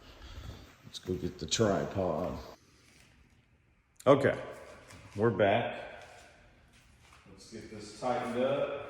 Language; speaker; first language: English; native; English